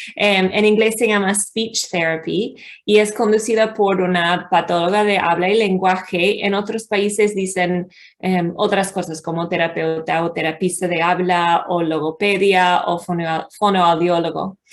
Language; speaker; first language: Spanish; non-native, fluent; English